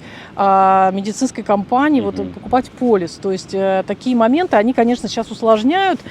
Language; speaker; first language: Russian; native; Russian